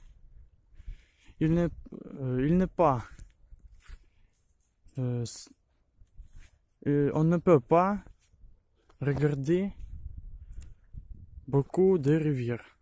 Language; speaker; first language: French; non-native, learner; Ukrainian